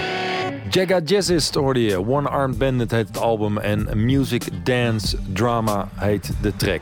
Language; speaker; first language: Dutch; native; Dutch